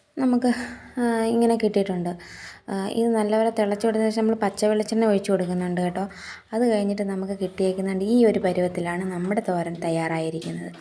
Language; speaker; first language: Malayalam; native; Malayalam